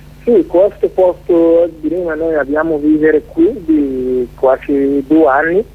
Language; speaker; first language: Italian; non-native, learner; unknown